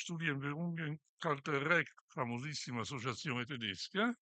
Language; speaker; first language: Italian; native; Italian